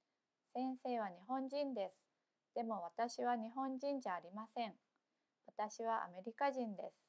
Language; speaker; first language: Japanese; non-native, learner; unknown